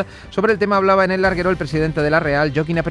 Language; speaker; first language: Spanish; native; Spanish